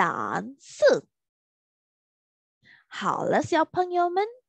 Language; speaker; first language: Chinese; non-native, fluent; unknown